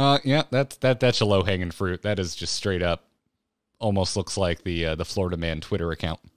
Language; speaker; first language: English; native; English